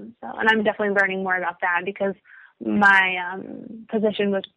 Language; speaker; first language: English; native; English